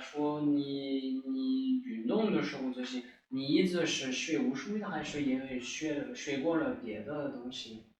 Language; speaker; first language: Chinese; non-native, learner; French